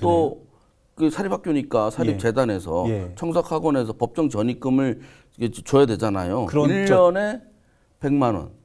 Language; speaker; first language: Korean; native; Korean